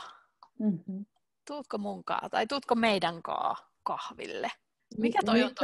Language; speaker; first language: Finnish; native; Finnish